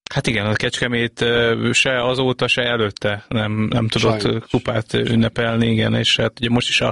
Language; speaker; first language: Hungarian; native; Hungarian